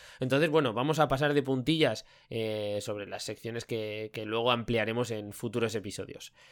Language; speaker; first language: Spanish; native; Spanish